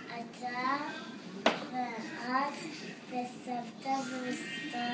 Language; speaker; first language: Hebrew; early bilingual, heritage; English